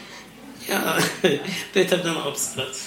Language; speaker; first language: Dutch; non-native, learner; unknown